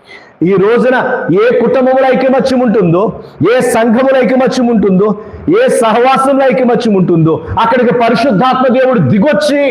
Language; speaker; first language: Telugu; native; Telugu